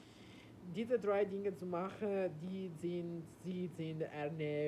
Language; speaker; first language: German; non-native, learner; Italian